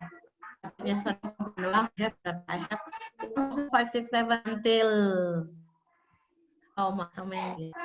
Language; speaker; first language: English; non-native, fluent; Indonesian